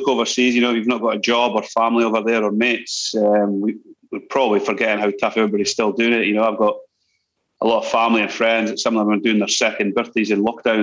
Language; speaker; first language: English; native; English